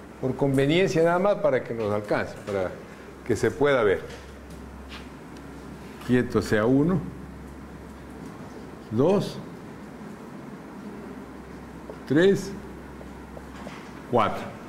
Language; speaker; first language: Spanish; native; Spanish